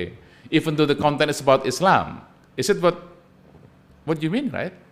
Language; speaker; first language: English; non-native, local second language; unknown